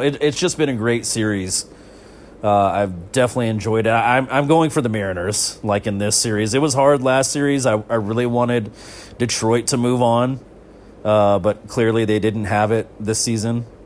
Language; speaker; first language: English; native; English